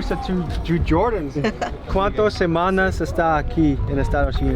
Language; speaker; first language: Spanish; non-native, learner; English